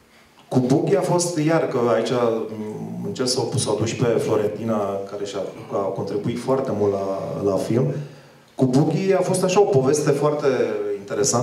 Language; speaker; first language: Romanian; native; Romanian